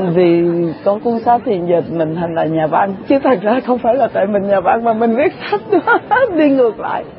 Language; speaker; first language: Vietnamese; early bilingual, other home language; French